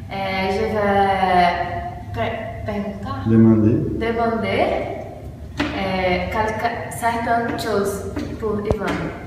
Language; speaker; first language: French; non-native, learner; Portuguese